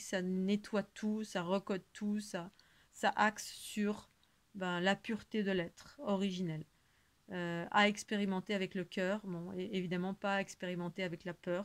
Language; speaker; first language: French; native; French